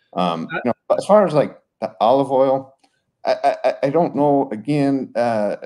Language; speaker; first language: English; native; English